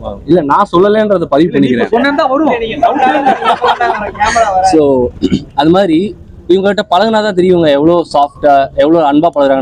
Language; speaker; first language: Tamil; native; Tamil